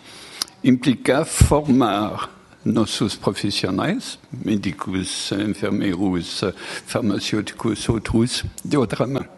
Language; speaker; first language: Portuguese; non-native, fluent; French